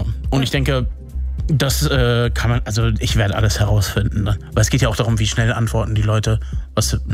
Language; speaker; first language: German; native; German